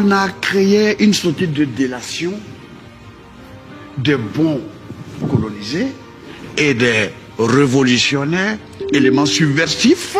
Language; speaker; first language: French; non-native, local second language; Dyula